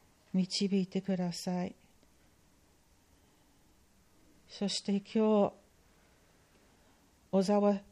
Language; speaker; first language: Japanese; non-native, fluent; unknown